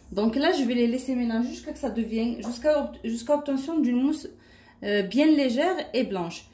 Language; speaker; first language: French; non-native, local second language; Arabic